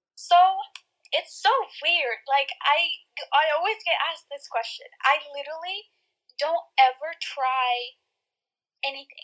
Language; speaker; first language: English; early bilingual, other home language; Spanish